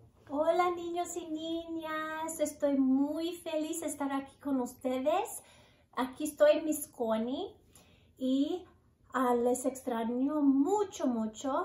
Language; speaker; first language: Spanish; early bilingual, heritage; Spanish